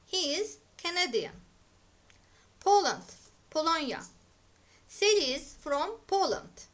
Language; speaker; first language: English; non-native, fluent; Turkish